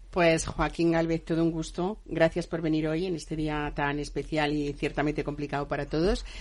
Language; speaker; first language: Spanish; native; Spanish